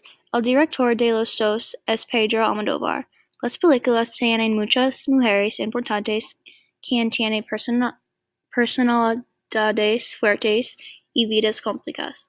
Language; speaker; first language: Spanish; non-native, learner; English